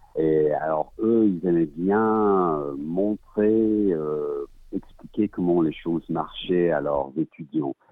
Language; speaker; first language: French; early bilingual, heritage; English